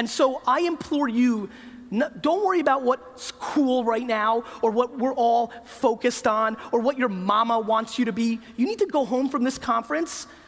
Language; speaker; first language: English; native; English